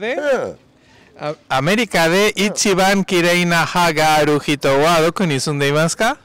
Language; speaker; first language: Japanese; non-native, learner; Spanish